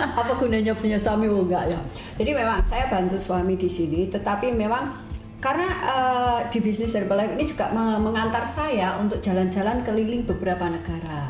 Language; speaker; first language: Indonesian; native; Indonesian